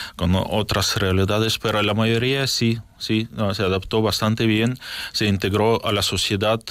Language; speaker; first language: Spanish; non-native, fluent; Ukrainian